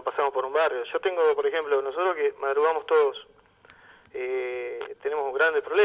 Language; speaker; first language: Spanish; native; Spanish